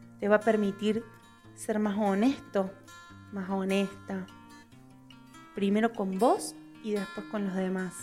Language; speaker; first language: Spanish; native; Spanish